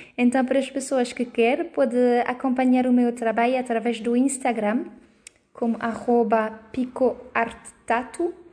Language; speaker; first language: Portuguese; non-native, fluent; French